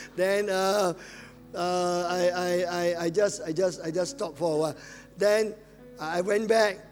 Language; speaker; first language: English; non-native, local second language; Min Nan Chinese